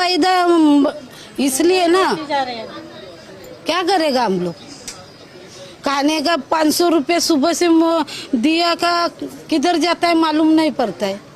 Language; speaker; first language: Hindi; non-native, local second language; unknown